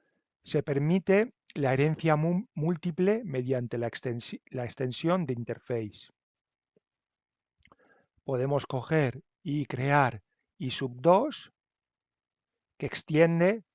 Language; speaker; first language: Spanish; native; Spanish